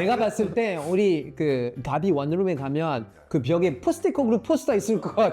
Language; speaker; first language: Korean; native; Korean